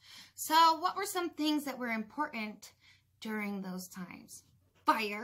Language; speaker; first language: English; native; English